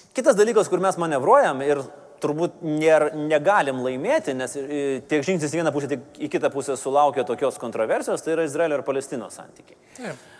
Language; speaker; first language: Lithuanian; native; Lithuanian